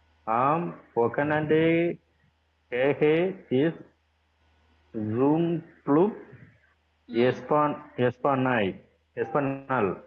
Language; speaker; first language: German; non-native, learner; Tamil